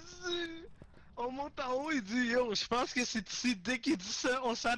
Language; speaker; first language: French; native; French